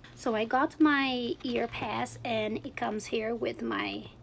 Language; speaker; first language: English; non-native, fluent; Portuguese